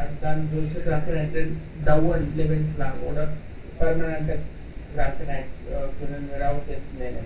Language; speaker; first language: German; non-native, learner; Hindi